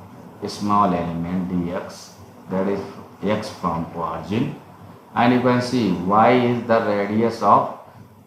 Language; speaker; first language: English; non-native, local second language; Hindi